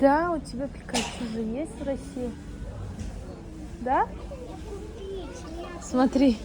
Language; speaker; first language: Russian; non-native, local second language; Tajik